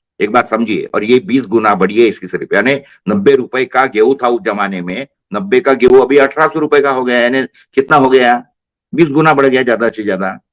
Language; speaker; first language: Hindi; non-native, local second language; Marathi